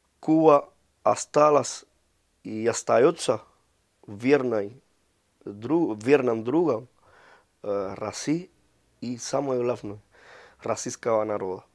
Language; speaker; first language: Russian; non-native, fluent; Spanish